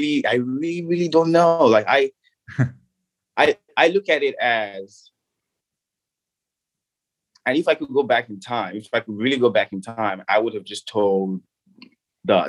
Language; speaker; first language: English; non-native, local second language; Yoruba